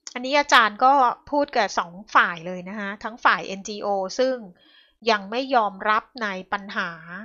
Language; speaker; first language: Thai; native; Thai